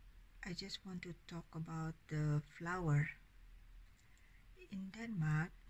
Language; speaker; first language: English; non-native, learner; Indonesian